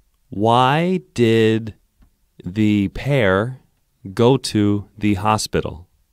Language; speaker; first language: English; native; English